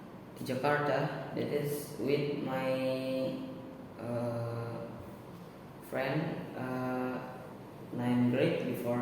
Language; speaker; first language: English; non-native, learner; Indonesian